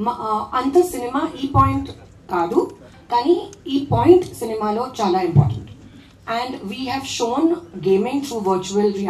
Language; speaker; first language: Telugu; non-native, learner; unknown